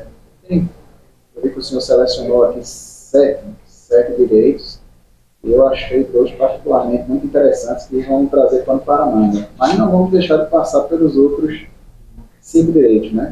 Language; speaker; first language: Portuguese; native; Portuguese